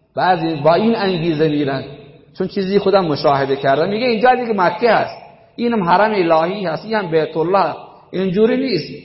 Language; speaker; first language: Persian; non-native, local second language; Baluchi